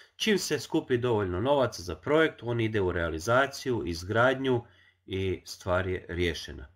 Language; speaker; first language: Croatian; non-native, local second language; Hungarian